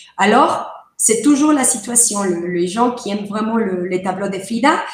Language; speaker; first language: French; non-native, fluent; Spanish